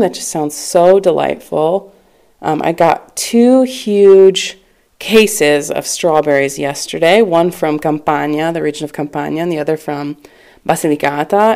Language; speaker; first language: English; native; English